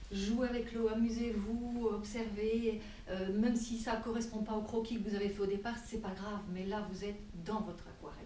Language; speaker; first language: French; native; French